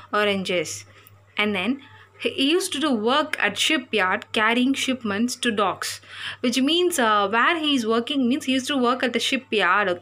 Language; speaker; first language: English; non-native, local second language; Tamil